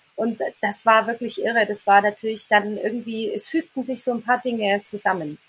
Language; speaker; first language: German; native; German